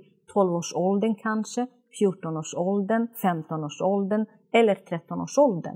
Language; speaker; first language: Swedish; non-native, fluent; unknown